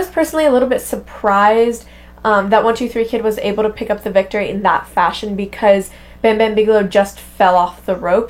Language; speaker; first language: English; native; English